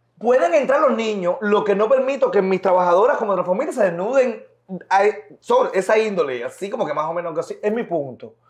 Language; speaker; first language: Spanish; native; Spanish